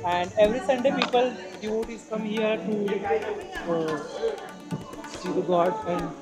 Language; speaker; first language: English; non-native, local second language; Marathi